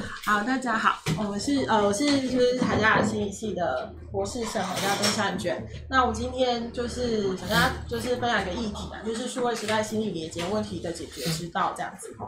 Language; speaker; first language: Chinese; native; Chinese